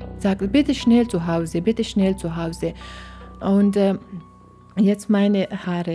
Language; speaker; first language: German; non-native, learner; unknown